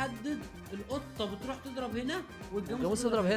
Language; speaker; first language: Arabic; native; Arabic